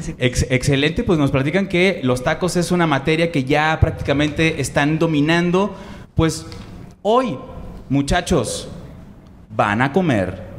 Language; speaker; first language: Spanish; native; Spanish